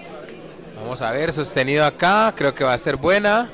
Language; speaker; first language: Spanish; native; Spanish